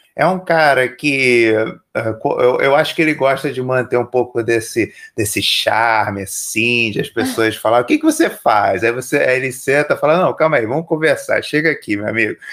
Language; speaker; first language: Portuguese; native; Portuguese